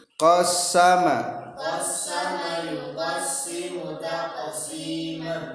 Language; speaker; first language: Arabic; non-native, fluent; Indonesian